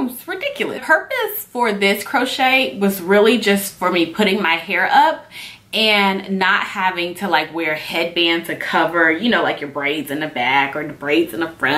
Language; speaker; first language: English; native; English